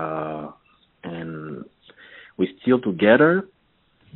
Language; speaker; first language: English; non-native, fluent; French